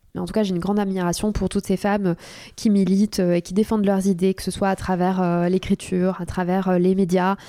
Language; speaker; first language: French; native; French